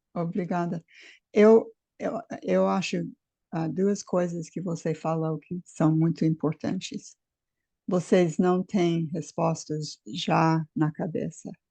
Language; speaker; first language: Portuguese; non-native, fluent; English